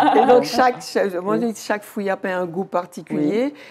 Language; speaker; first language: French; native; French